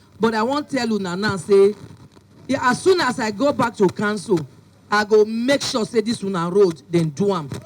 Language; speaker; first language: Nigerian Pidgin; non-native, local second language; Bini